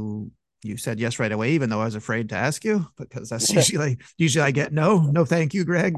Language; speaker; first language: English; native; English